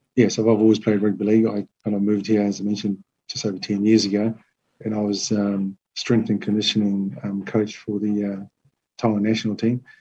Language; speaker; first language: English; native; English